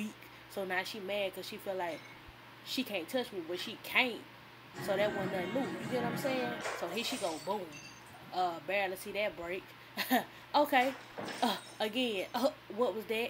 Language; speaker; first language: English; native; English